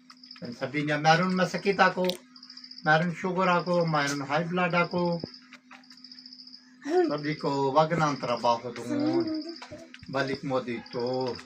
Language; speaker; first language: Filipino; non-native, learner; Punjabi